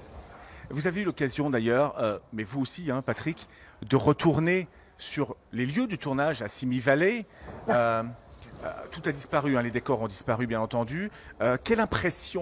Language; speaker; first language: French; native; French